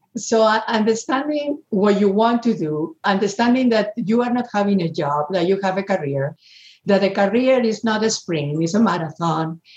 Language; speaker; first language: English; non-native, fluent; Spanish